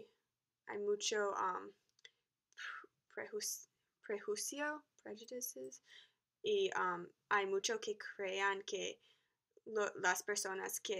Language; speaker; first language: Spanish; non-native, learner; English